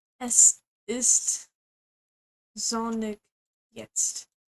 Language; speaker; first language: German; non-native, learner; English